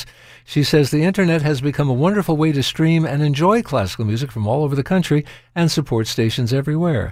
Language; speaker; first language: English; native; English